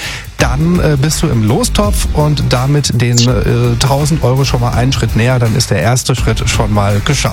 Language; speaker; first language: German; native; German